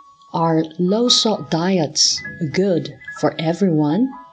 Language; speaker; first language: English; non-native, fluent; Chinese